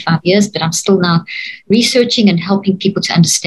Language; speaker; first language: English; native; English